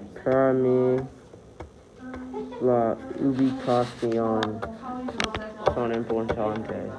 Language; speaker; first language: Spanish; non-native, learner; English